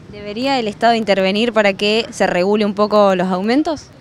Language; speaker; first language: Spanish; native; Spanish